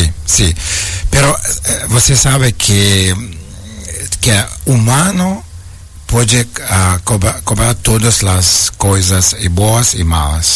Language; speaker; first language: Portuguese; non-native, learner; Ukrainian